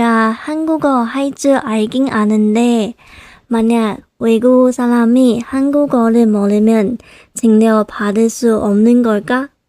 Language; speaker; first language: Korean; non-native, local second language; Chinese